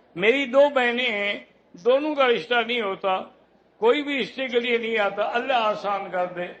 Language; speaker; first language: Urdu; native; Urdu